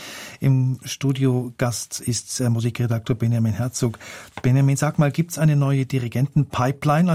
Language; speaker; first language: German; native; German